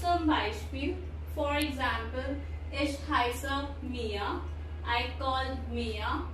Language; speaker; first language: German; non-native, fluent; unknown